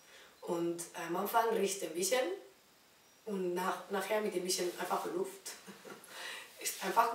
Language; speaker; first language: German; non-native, learner; Spanish